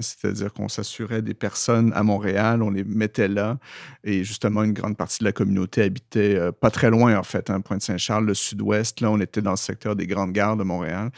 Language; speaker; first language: French; native; French